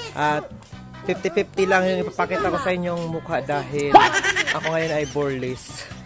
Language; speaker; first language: Filipino; non-native, local second language; Waray